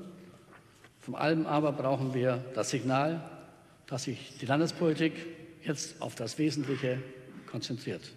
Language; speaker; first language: German; native; German